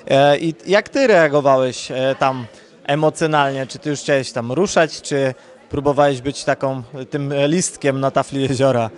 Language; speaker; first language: Polish; native; Polish